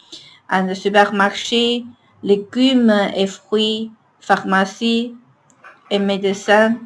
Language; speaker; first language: French; non-native, learner; Chinese